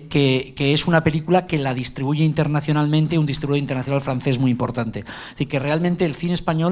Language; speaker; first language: Spanish; native; Spanish